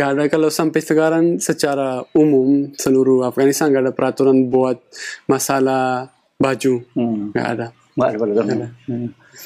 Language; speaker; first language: Indonesian; non-native, fluent; Pashto